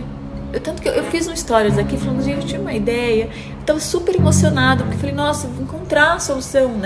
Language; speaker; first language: Portuguese; native; Portuguese